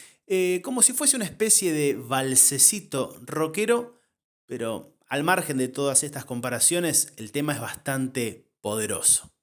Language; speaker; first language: Spanish; native; Spanish